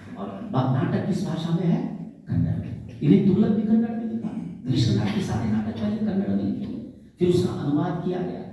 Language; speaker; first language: Hindi; native; Hindi